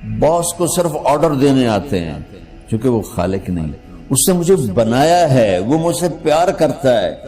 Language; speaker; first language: Urdu; non-native, local second language; Punjabi